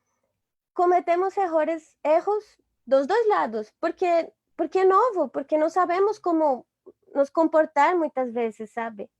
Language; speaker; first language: Portuguese; non-native, fluent; Spanish